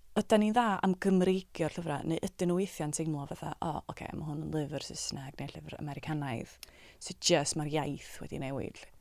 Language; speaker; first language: Welsh; native; Welsh